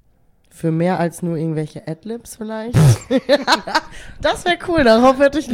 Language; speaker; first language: German; native; German